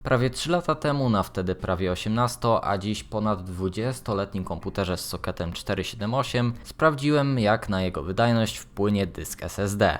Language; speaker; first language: Polish; native; Polish